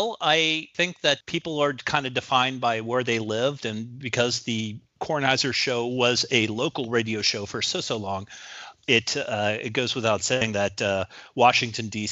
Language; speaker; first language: English; native; English